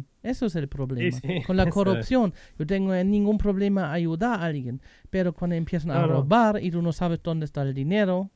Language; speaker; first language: Spanish; non-native, learner; German